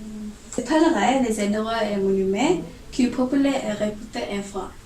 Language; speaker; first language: French; non-native, learner; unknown